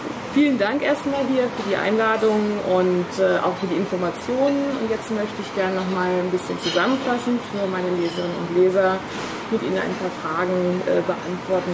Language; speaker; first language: German; native; German